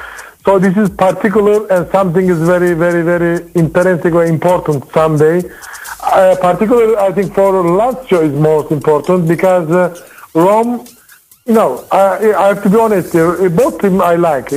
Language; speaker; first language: English; non-native, learner; Turkish